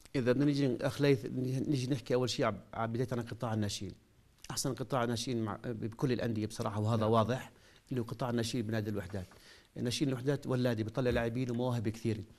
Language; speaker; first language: Arabic; native; Arabic